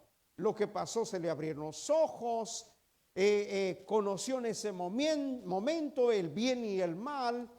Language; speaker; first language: Spanish; native; Spanish